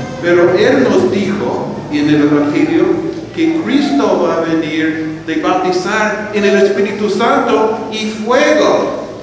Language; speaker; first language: Spanish; non-native, fluent; English